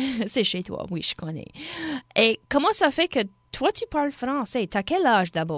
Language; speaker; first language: French; non-native, local second language; English